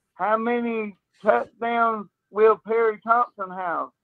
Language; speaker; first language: English; native; English